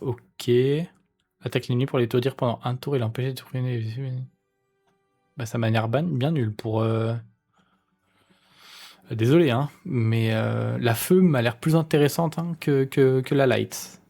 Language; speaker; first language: French; native; French